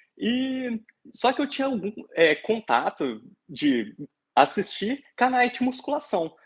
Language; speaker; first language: Portuguese; native; Portuguese